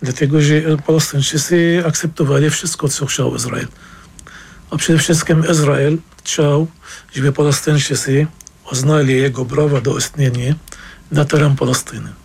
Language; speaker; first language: Polish; non-native, fluent; Arabic